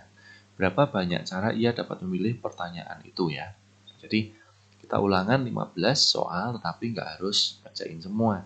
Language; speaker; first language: Indonesian; native; Indonesian